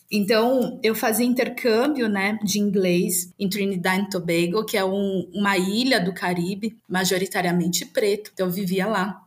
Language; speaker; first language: Portuguese; native; Portuguese